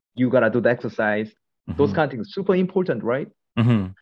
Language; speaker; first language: English; non-native, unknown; Korean